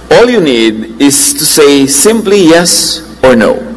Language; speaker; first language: English; non-native, local second language; Filipino